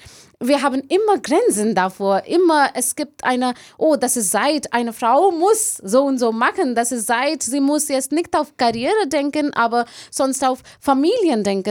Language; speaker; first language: German; non-native, learner; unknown